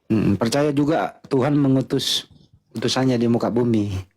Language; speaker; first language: Indonesian; native; Indonesian